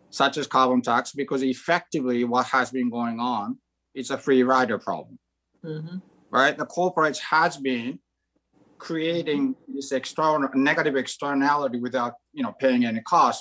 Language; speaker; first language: English; non-native, fluent; Croatian